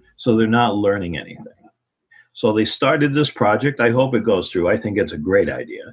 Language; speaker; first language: English; native; English